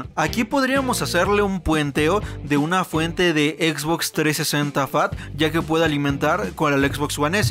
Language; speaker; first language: Spanish; native; Spanish